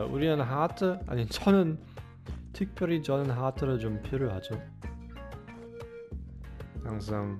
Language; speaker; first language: Korean; non-native, fluent; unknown